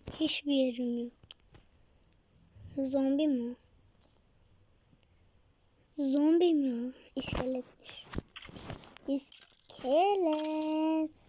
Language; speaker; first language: Turkish; native; Turkish